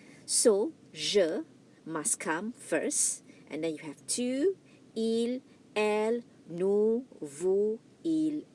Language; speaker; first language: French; non-native, fluent; Malay